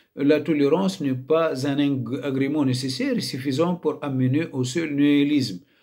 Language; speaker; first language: French; non-native, local second language; Arabic